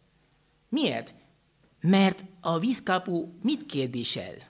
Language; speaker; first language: Hungarian; non-native, fluent; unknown